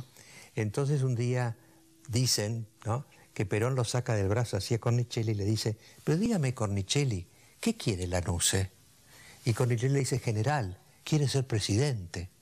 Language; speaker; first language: Spanish; native; Spanish